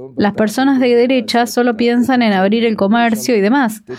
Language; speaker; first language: Spanish; non-native, fluent; Korean